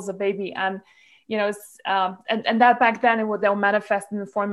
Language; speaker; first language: English; non-native, local second language; Polish